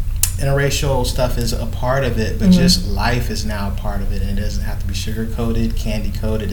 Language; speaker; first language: English; native; English